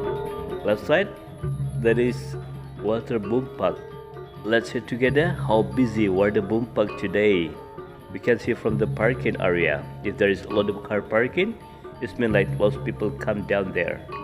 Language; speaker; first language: English; non-native, learner; Indonesian